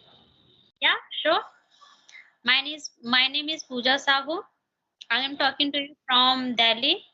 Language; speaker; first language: English; non-native, learner; Hindi